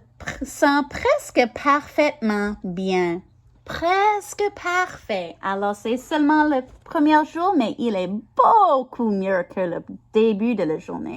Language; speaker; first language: French; non-native, learner; English